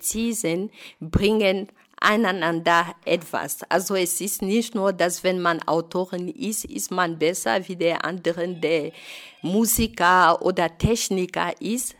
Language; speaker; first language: German; non-native, fluent; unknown